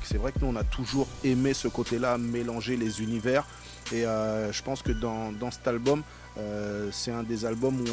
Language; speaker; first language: French; native; French